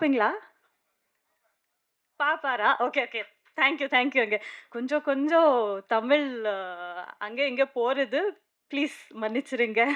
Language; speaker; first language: Tamil; non-native, learner; Kannada